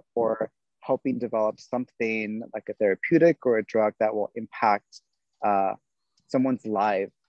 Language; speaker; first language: English; native; English